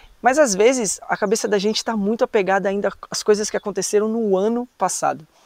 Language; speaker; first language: Portuguese; native; Portuguese